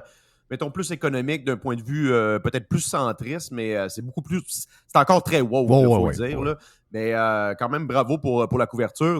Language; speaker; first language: French; native; French